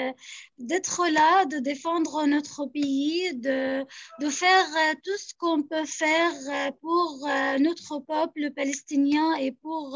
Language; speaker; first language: French; non-native, fluent; Arabic